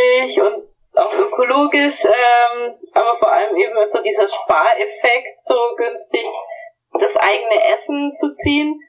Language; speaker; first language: German; native; German